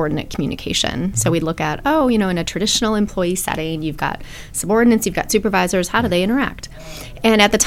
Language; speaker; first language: English; native; English